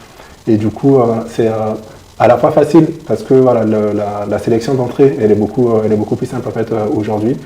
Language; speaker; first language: French; native; French